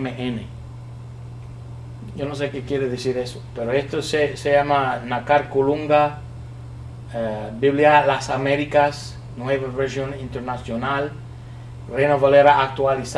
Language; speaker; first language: Spanish; non-native, fluent; English